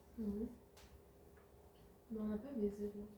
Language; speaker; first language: French; native; French